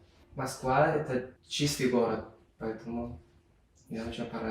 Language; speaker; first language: Russian; non-native, learner; Turkmen